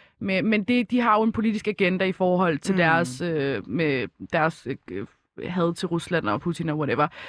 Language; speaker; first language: Danish; early bilingual, other home language; Kurdish